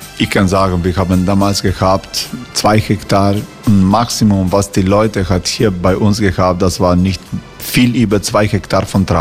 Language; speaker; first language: German; non-native, learner; Croatian